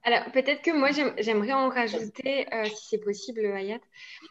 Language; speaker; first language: French; native; French